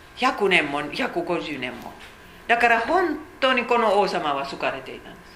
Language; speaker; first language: Japanese; non-native, fluent; Finnish